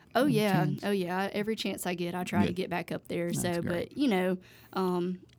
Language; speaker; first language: English; native; English